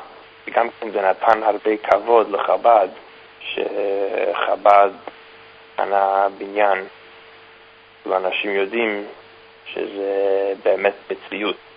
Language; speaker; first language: Hebrew; non-native, fluent; English